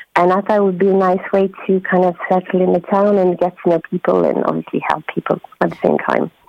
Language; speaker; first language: English; non-native, fluent; French